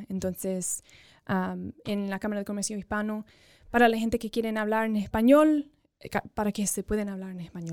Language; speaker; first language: Spanish; early bilingual, other home language; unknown